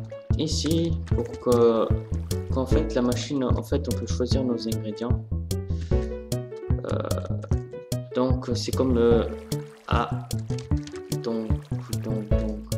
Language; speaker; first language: French; native; French